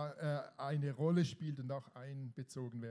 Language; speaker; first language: German; native; German